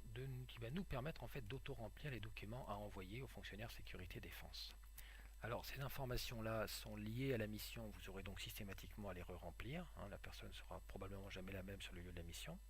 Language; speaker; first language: French; native; French